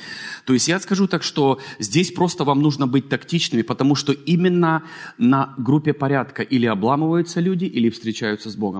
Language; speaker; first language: Russian; native; Russian